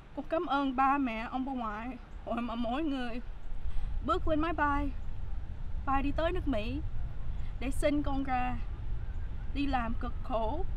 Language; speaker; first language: Vietnamese; early bilingual, heritage; Vietnamese